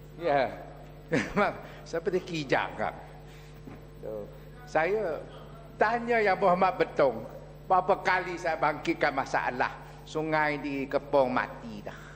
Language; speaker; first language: Malay; non-native, local second language; Chinese